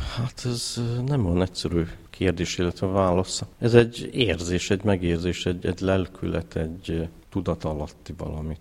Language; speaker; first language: Hungarian; early bilingual, heritage; Hungarian